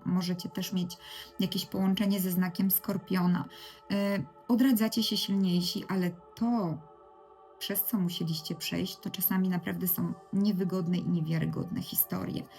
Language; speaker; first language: Polish; native; Polish